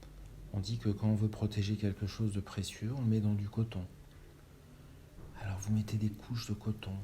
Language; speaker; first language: French; native; French